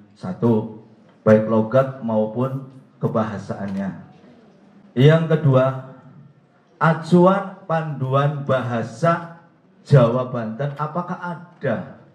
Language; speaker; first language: Indonesian; non-native, local second language; Javanese